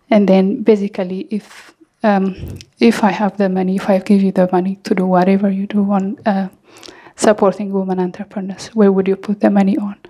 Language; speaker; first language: English; non-native, fluent; Amharic